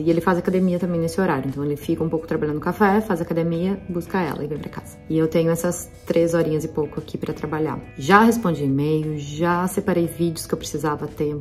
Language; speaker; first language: Portuguese; native; Portuguese